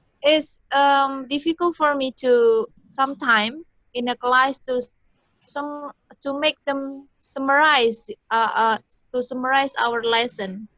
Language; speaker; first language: English; non-native, learner; Indonesian